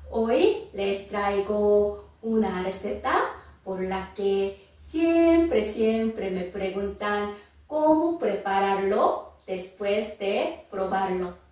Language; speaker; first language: Spanish; non-native, fluent; Korean